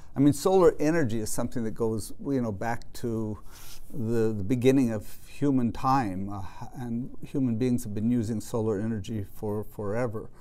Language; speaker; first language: English; native; English